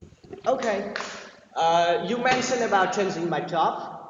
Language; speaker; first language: English; non-native, learner; Vietnamese